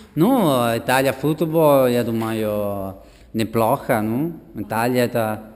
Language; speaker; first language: Russian; non-native, learner; Italian